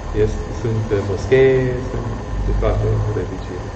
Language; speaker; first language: Romanian; non-native, fluent; English